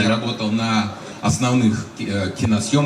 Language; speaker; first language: Russian; native; Russian